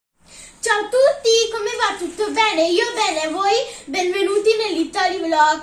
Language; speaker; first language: Italian; early bilingual, other home language; Urdu